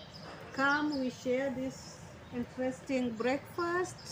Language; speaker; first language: English; non-native, learner; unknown